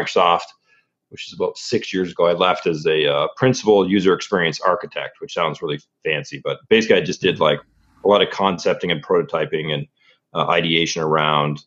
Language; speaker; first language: English; native; English